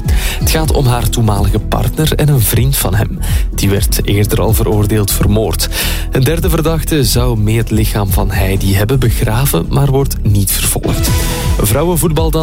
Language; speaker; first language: Dutch; native; Dutch